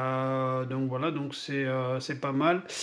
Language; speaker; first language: French; native; French